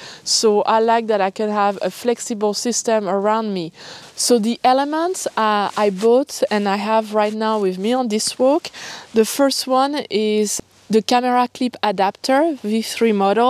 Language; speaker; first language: English; non-native, fluent; French